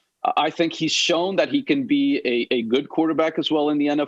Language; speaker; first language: English; native; English